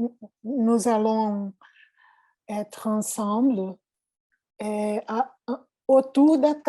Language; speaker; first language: French; non-native, learner; Portuguese